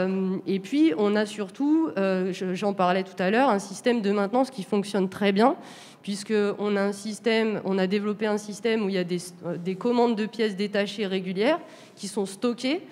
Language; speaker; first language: French; native; French